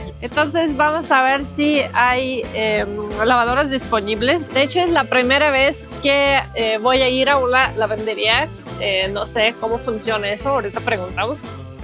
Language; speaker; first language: Spanish; non-native, fluent; Russian